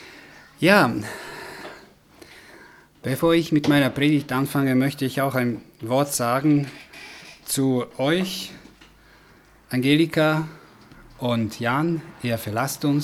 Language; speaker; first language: German; non-native, fluent; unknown